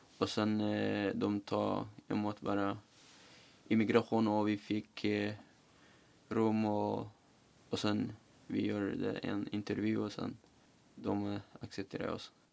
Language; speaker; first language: Swedish; non-native, learner; Tigrinya